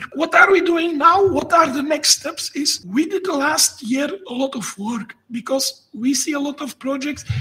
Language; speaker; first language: English; non-native, fluent; Dutch